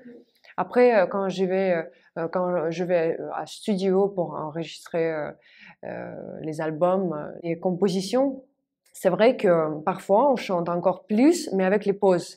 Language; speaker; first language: French; non-native, fluent; Russian